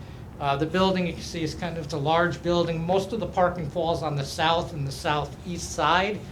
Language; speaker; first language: English; native; English